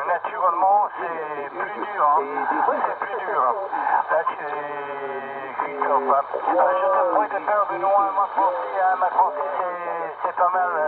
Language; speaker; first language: French; non-native, learner; Italian